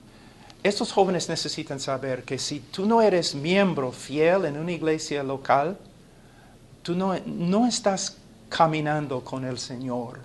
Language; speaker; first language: Spanish; non-native, fluent; English